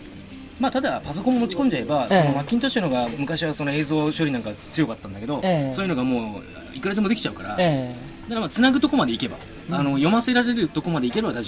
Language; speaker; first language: Japanese; native; Japanese